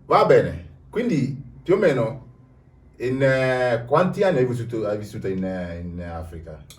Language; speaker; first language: Italian; native; Italian